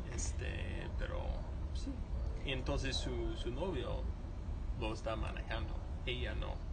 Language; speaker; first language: Spanish; early bilingual, heritage; Spanish